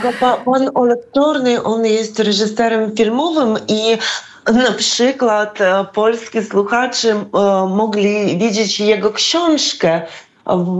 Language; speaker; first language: Polish; non-native, fluent; Ukrainian